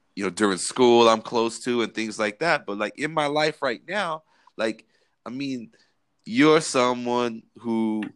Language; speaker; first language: English; native; English